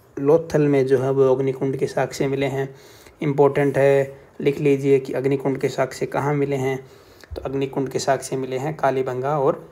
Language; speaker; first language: Hindi; native; Hindi